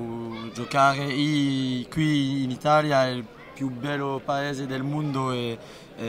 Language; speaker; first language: Italian; non-native, learner; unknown